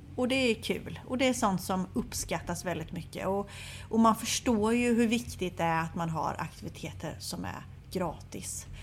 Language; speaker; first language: Swedish; native; Swedish